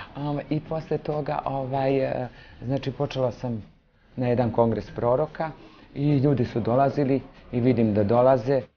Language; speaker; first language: Serbian; native; Serbian